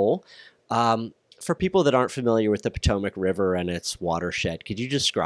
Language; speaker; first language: English; native; English